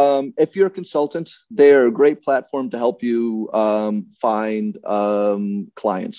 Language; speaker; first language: English; native; English